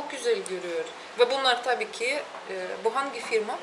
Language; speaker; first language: Turkish; non-native, learner; Russian